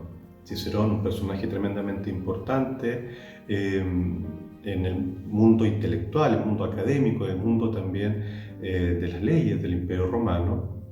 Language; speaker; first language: Spanish; native; Spanish